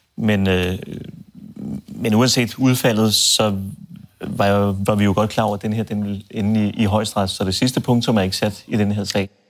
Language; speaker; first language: Danish; native; Danish